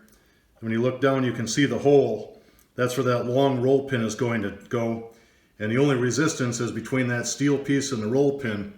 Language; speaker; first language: English; native; English